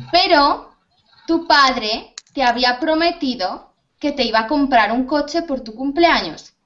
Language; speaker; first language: Spanish; native; Spanish